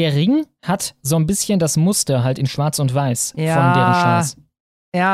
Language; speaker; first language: German; native; German